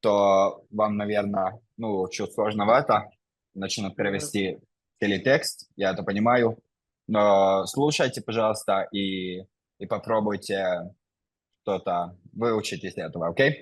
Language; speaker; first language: Russian; non-native, fluent; Finnish